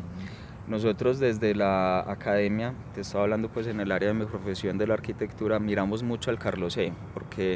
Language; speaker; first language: Spanish; native; Spanish